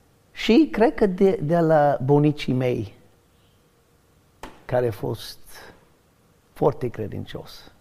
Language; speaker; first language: Romanian; non-native, learner; English